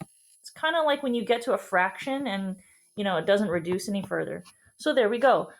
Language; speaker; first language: English; native; English